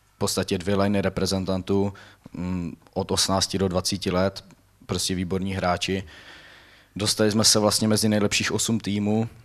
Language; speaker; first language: Czech; native; Czech